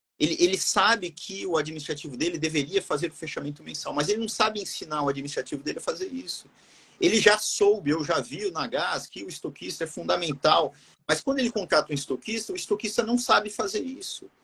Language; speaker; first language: Portuguese; native; Portuguese